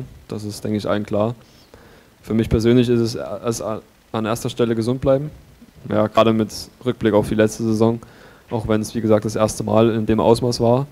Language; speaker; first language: German; native; German